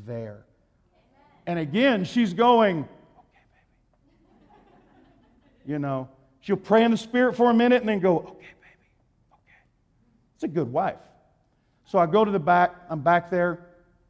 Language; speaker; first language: English; native; English